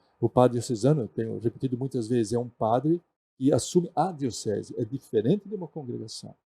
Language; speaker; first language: Portuguese; non-native, local second language; German